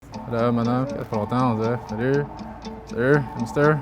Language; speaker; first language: French; early bilingual, other home language; Haitian Creole